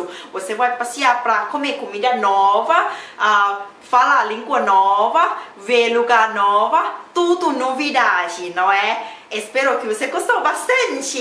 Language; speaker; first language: Portuguese; non-native, learner; Thai